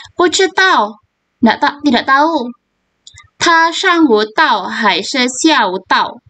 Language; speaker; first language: Chinese; non-native, fluent; Indonesian